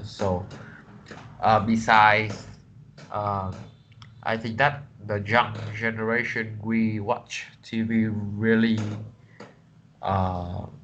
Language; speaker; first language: English; non-native, learner; Vietnamese